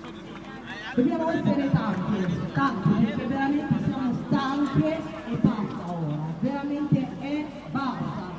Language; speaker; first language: Italian; non-native, fluent; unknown